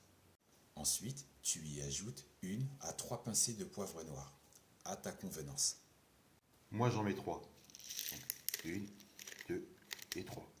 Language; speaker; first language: French; native; French